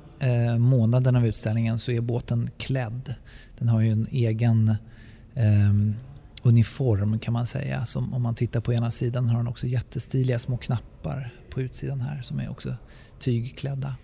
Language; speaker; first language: Swedish; native; Swedish